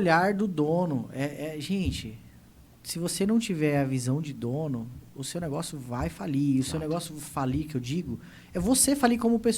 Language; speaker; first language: Portuguese; native; Portuguese